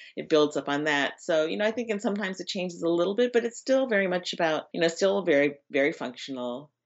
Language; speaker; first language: English; native; English